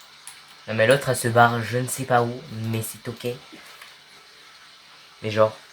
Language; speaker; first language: French; native; French